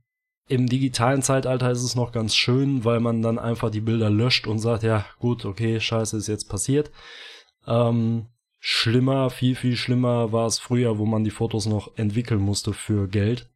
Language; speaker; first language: German; native; German